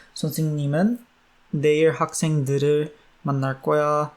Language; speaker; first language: Korean; non-native, learner; English